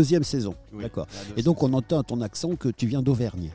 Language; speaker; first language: French; native; French